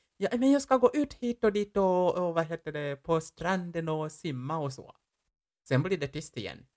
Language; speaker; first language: Swedish; non-native, fluent; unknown